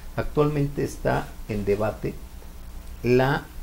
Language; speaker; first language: Spanish; native; Spanish